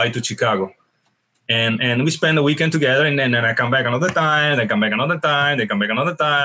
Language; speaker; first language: English; non-native, fluent; Italian